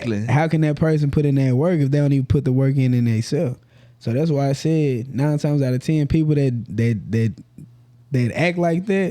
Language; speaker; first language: English; native; English